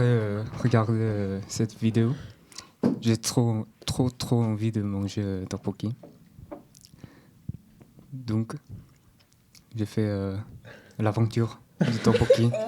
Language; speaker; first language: French; non-native, learner; Korean